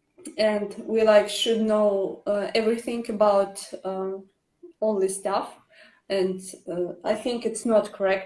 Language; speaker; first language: English; non-native, learner; Russian